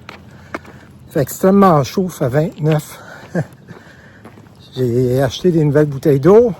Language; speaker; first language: French; native; French